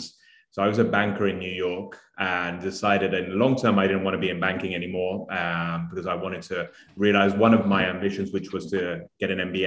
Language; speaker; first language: English; native; English